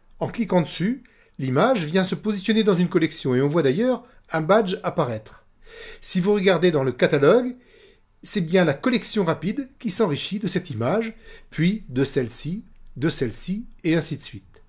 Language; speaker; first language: French; native; French